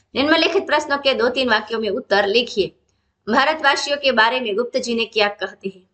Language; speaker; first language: Hindi; non-native, local second language; Gujarati